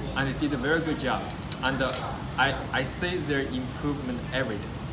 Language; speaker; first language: English; non-native, learner; Chinese